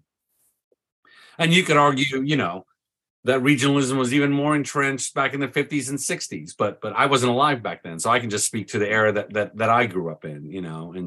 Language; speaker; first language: English; native; English